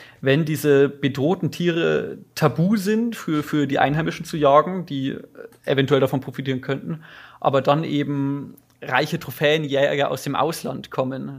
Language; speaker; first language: German; native; German